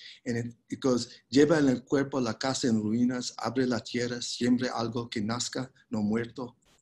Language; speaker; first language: Spanish; non-native, fluent; English